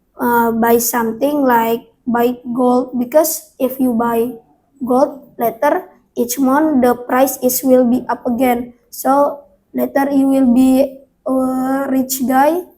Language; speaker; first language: English; non-native, learner; Indonesian